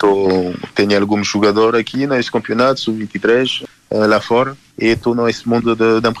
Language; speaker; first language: Portuguese; non-native, fluent; Haitian Creole